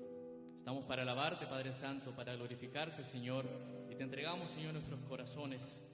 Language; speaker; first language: Spanish; native; Spanish